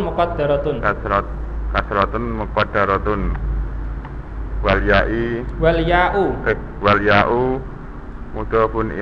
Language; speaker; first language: Arabic; non-native, learner; Indonesian